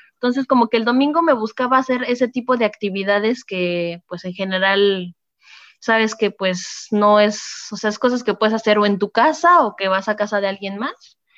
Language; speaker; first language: Spanish; native; Spanish